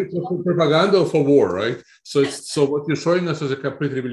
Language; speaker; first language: English; non-native, fluent; Russian